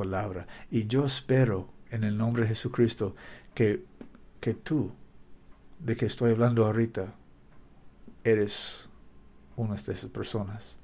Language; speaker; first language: Spanish; non-native, learner; English